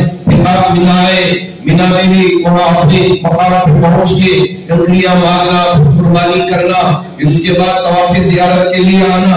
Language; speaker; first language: Urdu; native; Urdu